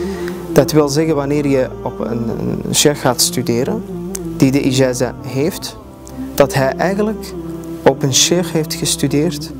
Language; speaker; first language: Dutch; early bilingual, other home language; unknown